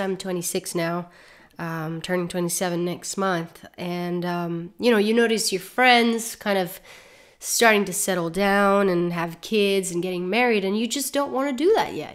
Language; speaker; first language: English; non-native, fluent; Italian